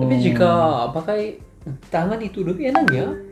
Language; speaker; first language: Indonesian; non-native, learner; Korean